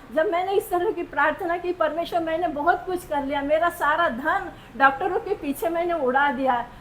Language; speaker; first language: Hindi; non-native, local second language; Marathi